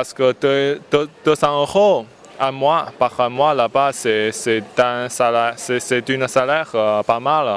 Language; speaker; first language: French; non-native, learner; Chinese